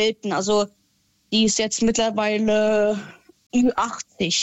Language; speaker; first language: German; native; German